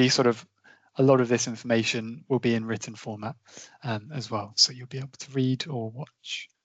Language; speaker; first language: English; native; English